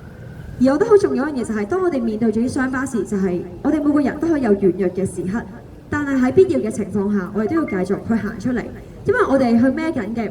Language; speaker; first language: Cantonese; native; Cantonese